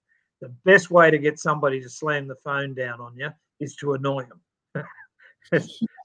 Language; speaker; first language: English; native; English